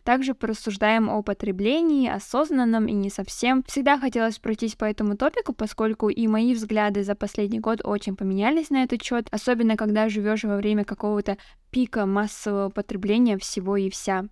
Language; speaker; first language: Russian; native; Russian